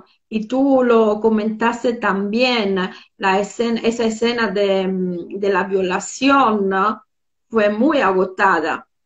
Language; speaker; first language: Spanish; non-native, fluent; Italian